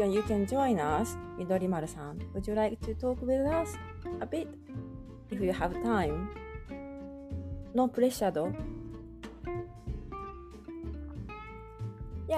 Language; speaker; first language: English; non-native, fluent; Japanese